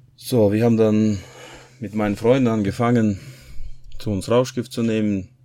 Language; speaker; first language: German; non-native, fluent; Russian